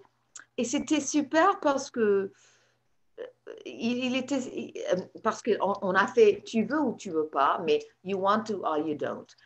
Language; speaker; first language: French; non-native, fluent; English